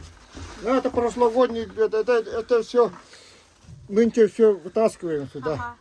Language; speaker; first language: Russian; non-native, local second language; Yakut